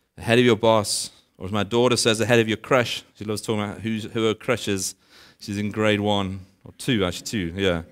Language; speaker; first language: English; native; English